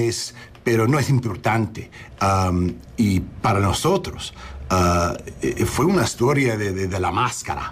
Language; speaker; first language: Spanish; early bilingual, heritage; English